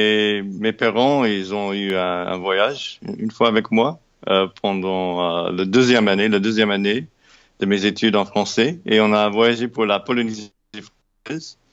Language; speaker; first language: French; non-native, fluent; English